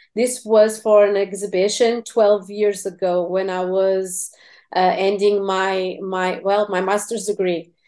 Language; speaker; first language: English; non-native, fluent; Portuguese